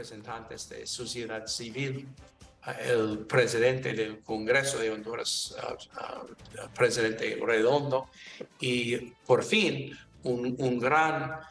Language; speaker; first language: Spanish; non-native, learner; English